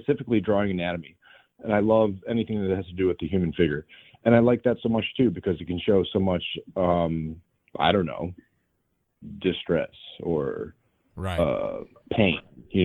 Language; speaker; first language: English; native; English